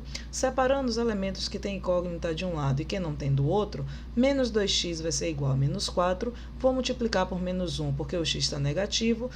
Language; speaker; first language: Portuguese; native; Portuguese